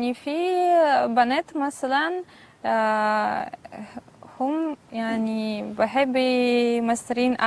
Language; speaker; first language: Arabic; non-native, learner; Russian